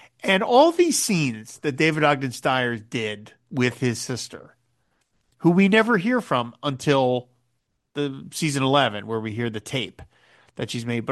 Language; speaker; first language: English; native; English